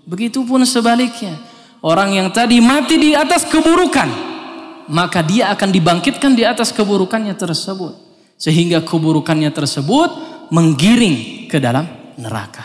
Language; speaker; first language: Indonesian; native; Indonesian